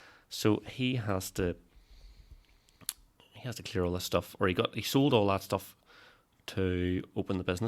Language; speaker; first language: English; native; English